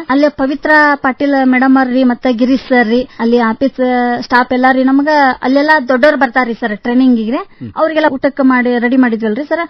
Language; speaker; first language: Kannada; native; Kannada